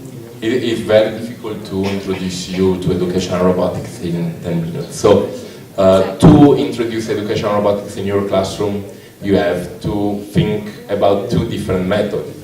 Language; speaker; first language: English; non-native, learner; Italian